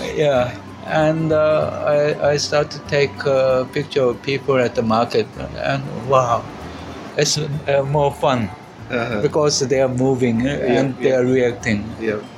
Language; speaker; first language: English; non-native, learner; Korean